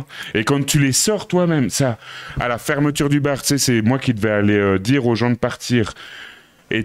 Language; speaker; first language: French; native; French